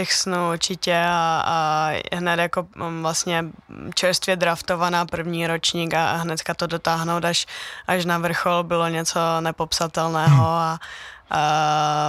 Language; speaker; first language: Czech; native; Czech